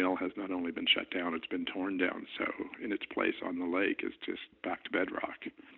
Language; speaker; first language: English; native; English